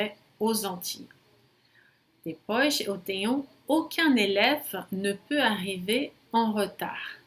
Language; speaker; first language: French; non-native, fluent; Portuguese